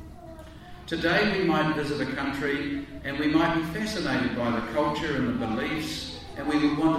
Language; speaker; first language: English; native; English